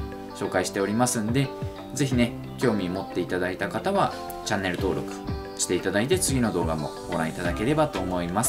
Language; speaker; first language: Japanese; native; Japanese